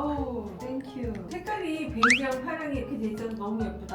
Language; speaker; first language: Korean; native; Korean